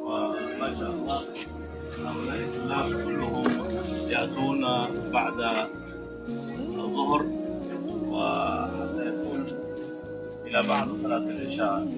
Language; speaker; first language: Arabic; non-native, fluent; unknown